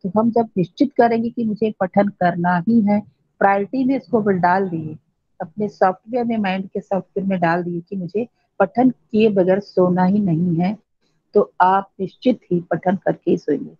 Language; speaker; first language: Hindi; native; Hindi